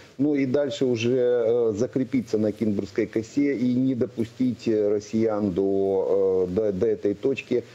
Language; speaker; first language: Russian; native; Russian